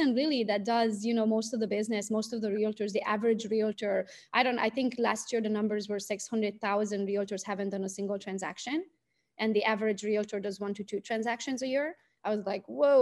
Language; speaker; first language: English; non-native, fluent; Romanian